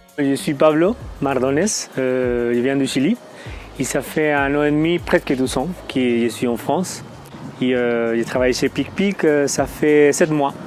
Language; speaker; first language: French; non-native, fluent; Spanish